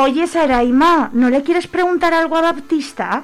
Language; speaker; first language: Spanish; native; Spanish